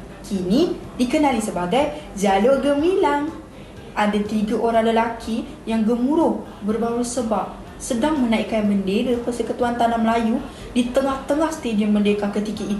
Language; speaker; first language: Malay; native; Malay